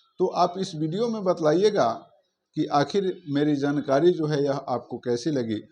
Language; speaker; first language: Hindi; native; Hindi